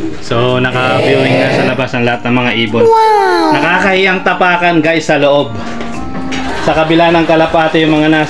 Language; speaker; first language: Filipino; native; Filipino